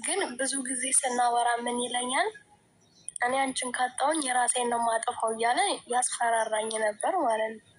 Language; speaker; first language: Amharic; native; Amharic